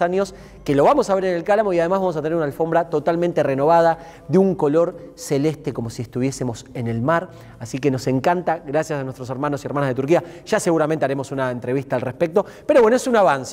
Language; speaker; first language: Spanish; native; Spanish